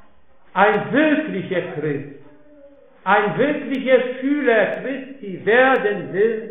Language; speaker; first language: German; non-native, fluent; Polish